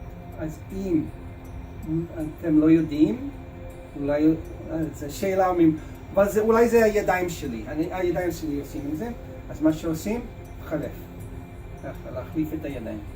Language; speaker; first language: Hebrew; non-native, fluent; English